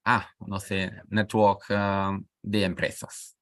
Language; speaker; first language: Spanish; non-native, learner; French